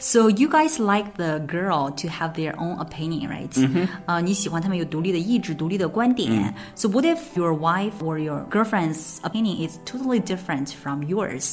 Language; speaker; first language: English; non-native, fluent; Chinese